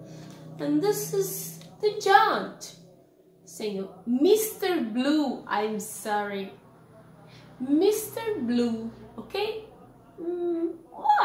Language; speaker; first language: English; non-native, learner; Portuguese